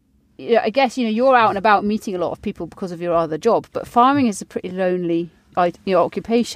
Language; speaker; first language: English; native; English